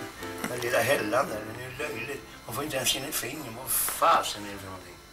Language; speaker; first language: Swedish; native; Swedish